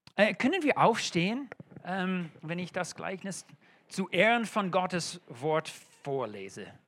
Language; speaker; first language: German; non-native, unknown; English